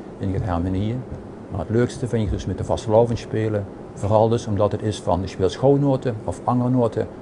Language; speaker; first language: Dutch; native; Dutch